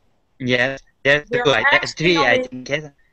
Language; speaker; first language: English; non-native, learner; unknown